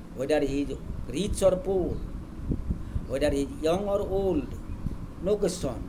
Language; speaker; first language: English; non-native, local second language; Assamese